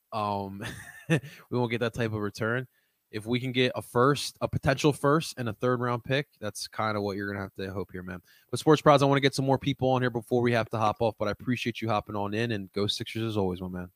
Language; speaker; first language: English; early bilingual, other home language; Spanish